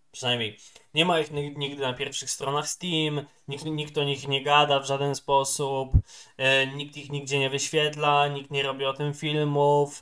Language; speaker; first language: Polish; native; Polish